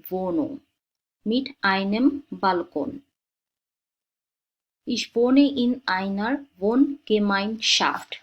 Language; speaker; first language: German; non-native, fluent; Bangla